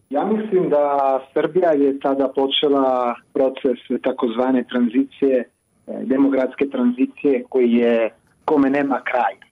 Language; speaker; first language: Croatian; non-native, fluent; Italian